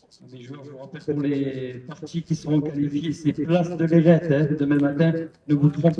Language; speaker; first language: French; native; French